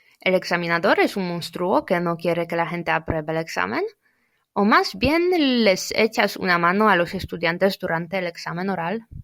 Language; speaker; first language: Spanish; non-native, fluent; Polish